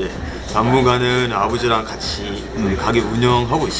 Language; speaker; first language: Korean; early bilingual, other home language; Arabic